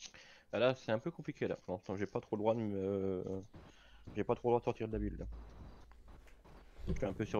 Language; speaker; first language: French; native; French